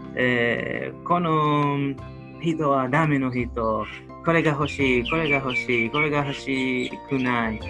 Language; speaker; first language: Japanese; non-native, learner; Hebrew